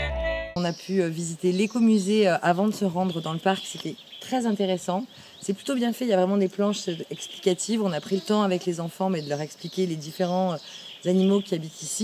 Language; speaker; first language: French; native; French